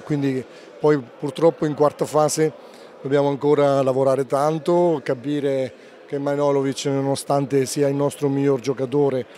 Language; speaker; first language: Italian; native; Italian